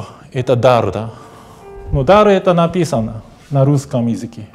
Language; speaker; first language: Russian; non-native, fluent; Japanese